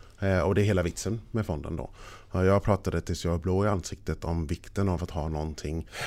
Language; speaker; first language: Swedish; non-native, fluent; English